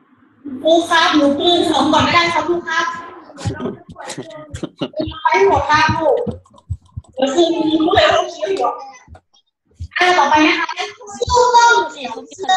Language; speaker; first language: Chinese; non-native, fluent; Thai